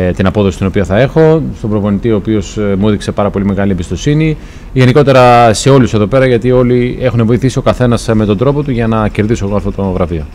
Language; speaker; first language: Greek; native; Greek